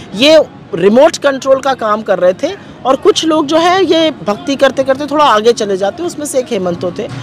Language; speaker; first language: Hindi; native; Hindi